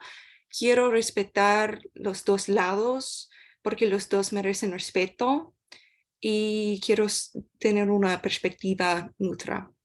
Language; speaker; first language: Spanish; non-native, learner; English